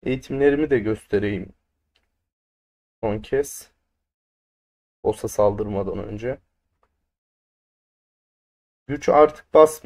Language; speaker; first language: Turkish; native; Turkish